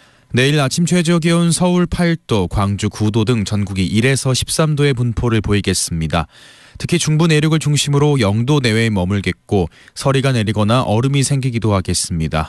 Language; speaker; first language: Korean; native; Korean